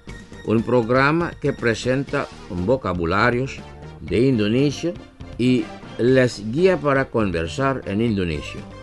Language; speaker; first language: Spanish; non-native, fluent; Indonesian